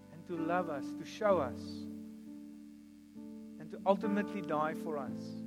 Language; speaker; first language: English; non-native, local second language; Afrikaans